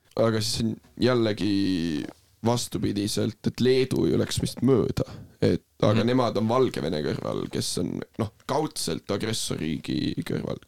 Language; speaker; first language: Estonian; native; Estonian